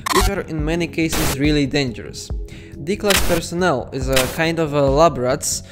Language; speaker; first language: English; non-native, fluent; Polish